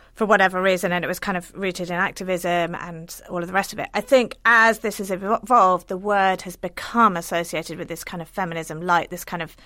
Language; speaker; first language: English; native; English